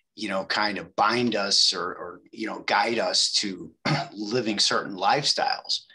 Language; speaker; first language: English; native; English